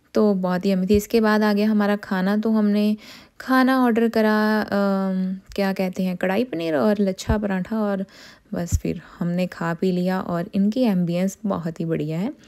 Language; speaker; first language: Hindi; non-native, local second language; Punjabi